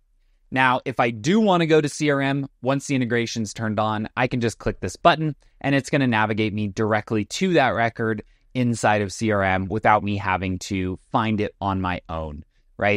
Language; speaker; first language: English; native; English